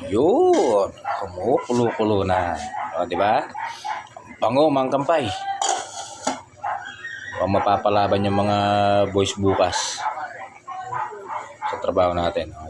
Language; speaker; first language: Filipino; non-native, local second language; Pampanga